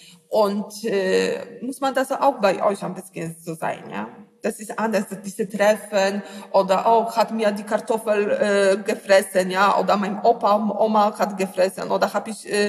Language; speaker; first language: German; non-native, learner; Polish